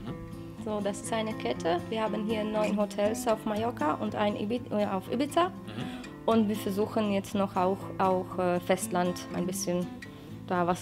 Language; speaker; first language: German; non-native, learner; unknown